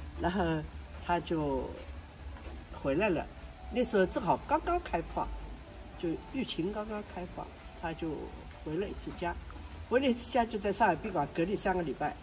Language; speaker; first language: Chinese; non-native, local second language; Wu Chinese